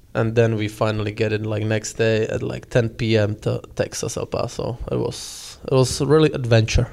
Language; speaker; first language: English; non-native, fluent; Czech